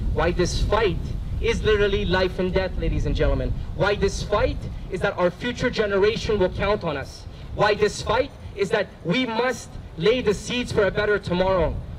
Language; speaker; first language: English; native; English